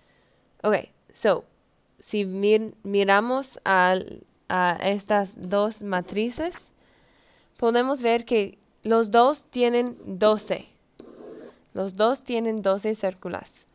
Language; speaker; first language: Spanish; early bilingual, heritage; Spanish